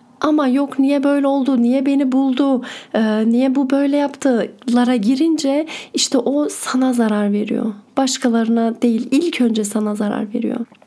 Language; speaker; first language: Turkish; early bilingual, heritage; Turkish